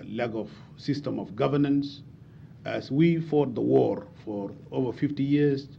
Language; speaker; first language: English; non-native, fluent; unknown